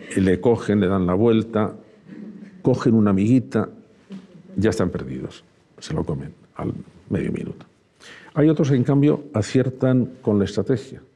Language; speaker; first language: Spanish; native; Spanish